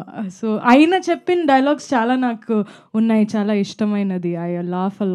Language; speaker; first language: Telugu; non-native, fluent; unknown